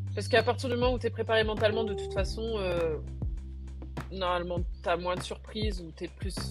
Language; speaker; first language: French; native; French